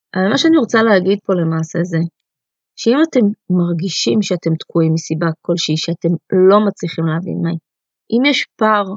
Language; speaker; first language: Hebrew; early bilingual, other home language; Russian